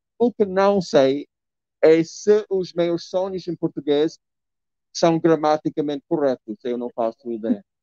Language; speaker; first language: Portuguese; non-native, fluent; English